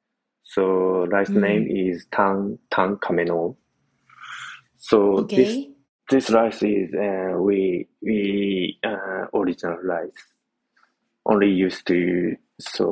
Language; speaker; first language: English; non-native, learner; Japanese